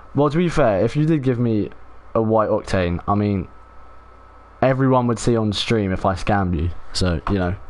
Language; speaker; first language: English; native; English